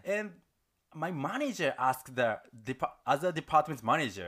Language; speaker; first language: English; non-native, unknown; Japanese